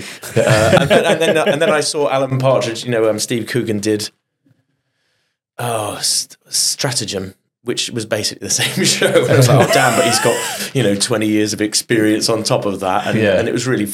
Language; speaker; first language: English; native; English